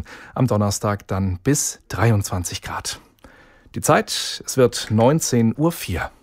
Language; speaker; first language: German; native; German